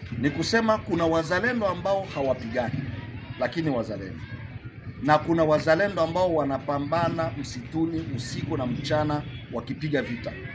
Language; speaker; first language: Swahili; native; Swahili